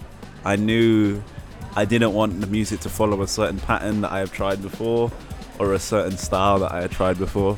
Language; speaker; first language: English; native; English